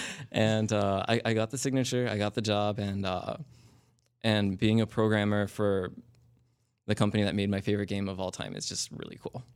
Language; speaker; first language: English; native; English